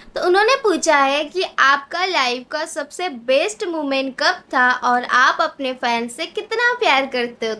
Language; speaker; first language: Hindi; non-native, local second language; Bangla